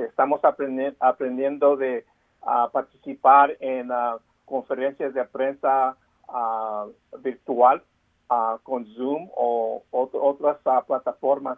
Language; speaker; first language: Spanish; early bilingual, heritage; Spanish